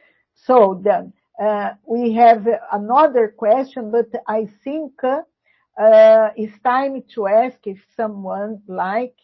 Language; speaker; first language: English; non-native, learner; Portuguese